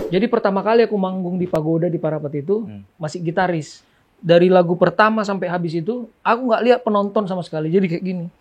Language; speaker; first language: Indonesian; native; Indonesian